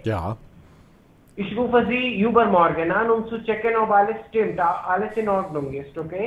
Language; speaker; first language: German; non-native, learner; Hindi